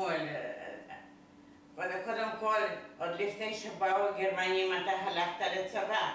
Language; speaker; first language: Hebrew; non-native, fluent; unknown